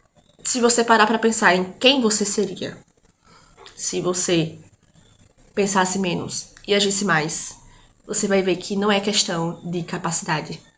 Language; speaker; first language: Portuguese; native; Portuguese